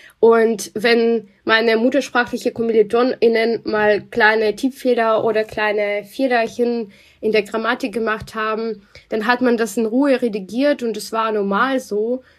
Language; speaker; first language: German; non-native, fluent; Russian